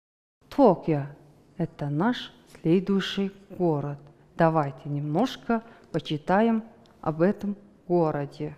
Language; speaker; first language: Russian; non-native, fluent; Mongolian